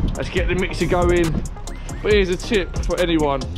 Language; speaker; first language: English; native; English